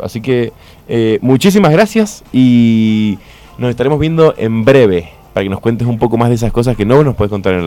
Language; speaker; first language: Spanish; native; Spanish